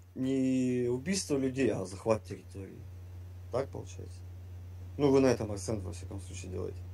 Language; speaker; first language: Russian; native; Russian